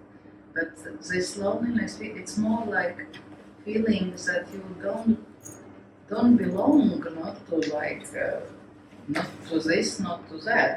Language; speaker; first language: English; non-native, fluent; Latvian